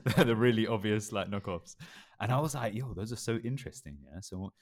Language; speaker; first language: English; native; English